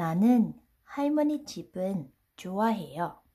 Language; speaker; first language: Korean; non-native, learner; Vietnamese